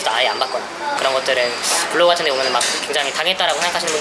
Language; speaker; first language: Korean; native; Korean